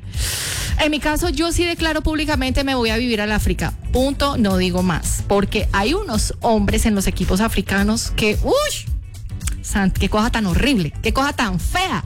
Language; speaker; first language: Spanish; native; Spanish